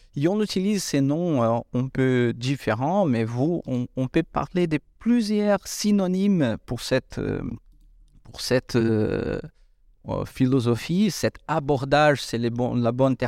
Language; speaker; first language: French; non-native, fluent; Portuguese